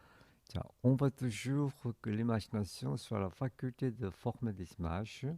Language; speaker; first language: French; non-native, fluent; Korean